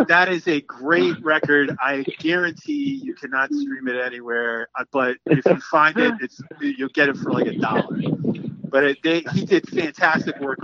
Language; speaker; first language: English; native; English